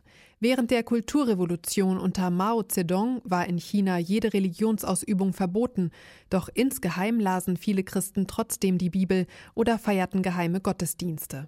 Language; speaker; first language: German; native; German